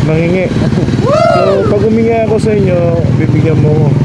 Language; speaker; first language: Filipino; native; Filipino